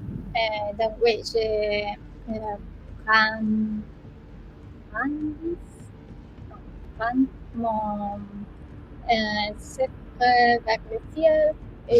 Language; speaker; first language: French; non-native, learner; Spanish